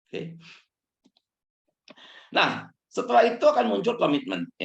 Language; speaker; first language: Indonesian; native; Indonesian